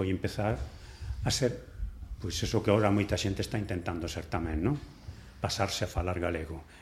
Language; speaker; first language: Galician; non-native, local second language; Spanish